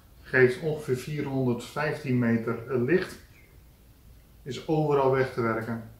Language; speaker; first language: Dutch; native; Dutch